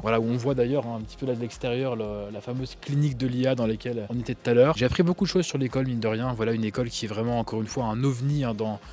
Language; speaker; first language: French; native; French